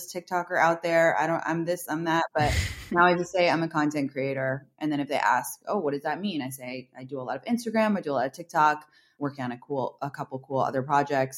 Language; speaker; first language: English; native; English